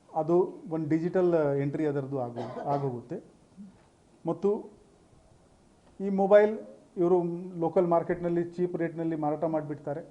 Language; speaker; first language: Kannada; non-native, fluent; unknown